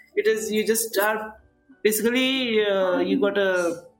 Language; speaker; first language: English; non-native, local second language; Nepali